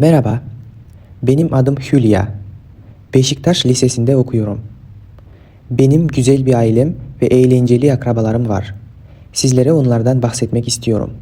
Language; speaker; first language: Turkish; non-native, fluent; Kyrgyz